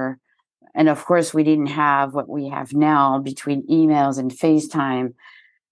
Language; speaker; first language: English; non-native, fluent; French